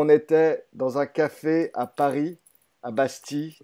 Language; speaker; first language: French; native; French